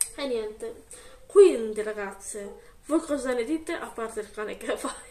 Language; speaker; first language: Italian; native; Italian